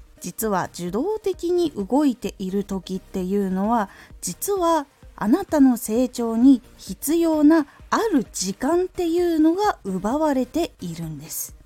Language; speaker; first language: Japanese; native; Japanese